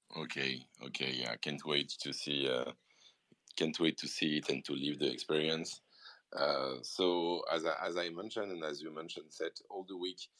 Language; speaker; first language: English; non-native, fluent; French